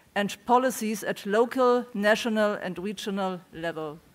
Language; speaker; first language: English; non-native, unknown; German